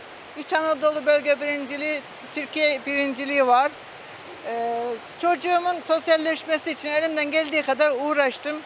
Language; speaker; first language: Turkish; native; Turkish